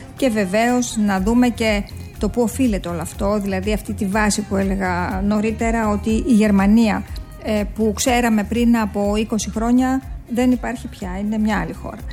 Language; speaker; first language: Greek; native; Greek